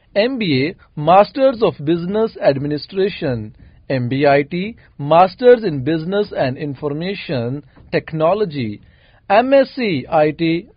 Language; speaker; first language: English; non-native, local second language; Urdu